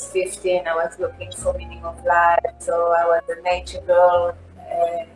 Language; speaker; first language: English; non-native, learner; Hebrew